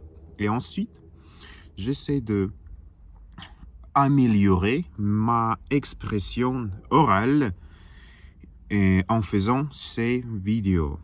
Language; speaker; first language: French; non-native, learner; Russian